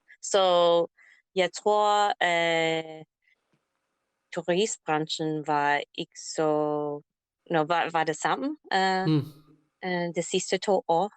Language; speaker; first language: Danish; non-native, learner; English